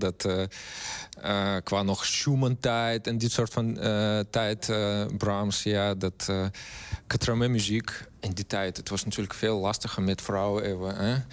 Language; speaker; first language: Dutch; non-native, learner; Russian